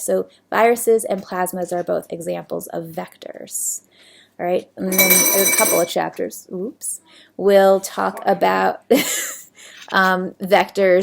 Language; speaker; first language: English; native; English